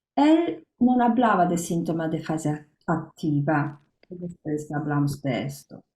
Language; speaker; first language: Spanish; non-native, learner; Italian